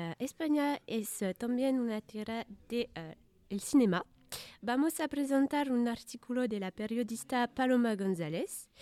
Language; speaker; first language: Spanish; non-native, learner; French